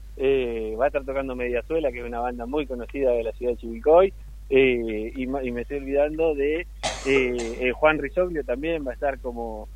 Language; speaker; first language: Spanish; native; Spanish